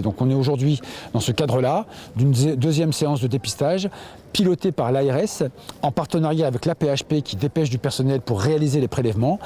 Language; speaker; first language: French; native; French